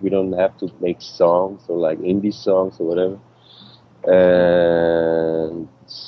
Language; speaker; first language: English; non-native, fluent; Swiss German